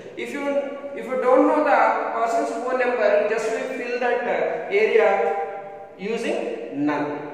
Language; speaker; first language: English; non-native, local second language; Telugu